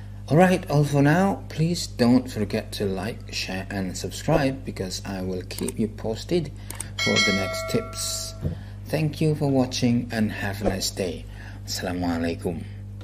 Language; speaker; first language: English; non-native, fluent; Indonesian